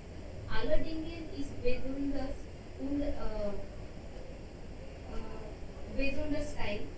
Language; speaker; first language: German; non-native, learner; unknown